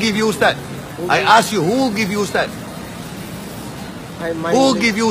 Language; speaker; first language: English; non-native, local second language; Malay